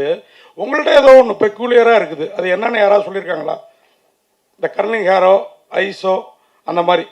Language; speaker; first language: Tamil; native; Tamil